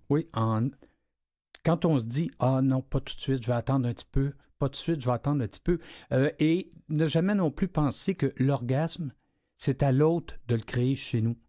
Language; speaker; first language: French; native; French